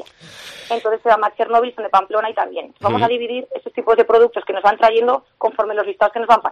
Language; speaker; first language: Spanish; native; Spanish